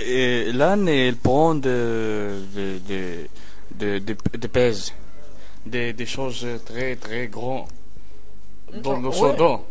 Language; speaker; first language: French; non-native, local second language; Arabic